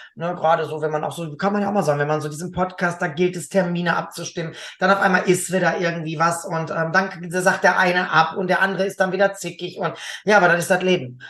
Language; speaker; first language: German; native; German